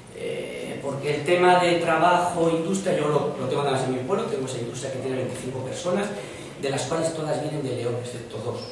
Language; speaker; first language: Spanish; native; Spanish